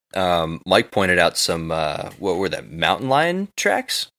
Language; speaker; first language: English; native; English